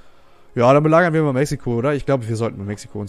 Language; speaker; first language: German; native; German